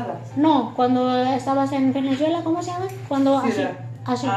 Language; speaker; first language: Spanish; non-native, learner; Indonesian